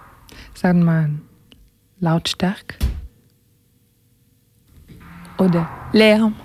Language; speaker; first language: German; non-native, learner; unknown